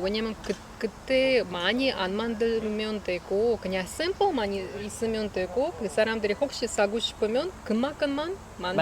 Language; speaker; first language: Korean; non-native, learner; Russian